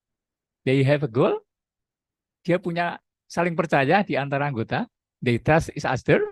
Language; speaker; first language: English; non-native, learner; Indonesian